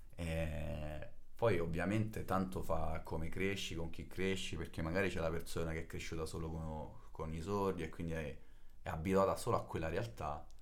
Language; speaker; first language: Italian; native; Italian